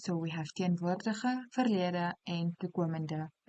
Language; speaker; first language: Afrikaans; non-native, local second language; English